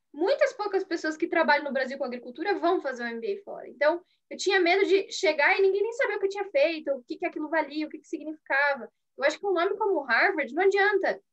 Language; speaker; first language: Portuguese; native; Portuguese